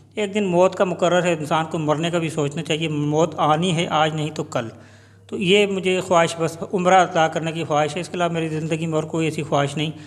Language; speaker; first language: Urdu; non-native, local second language; Punjabi